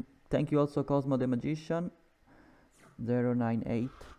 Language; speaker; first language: English; non-native, fluent; Italian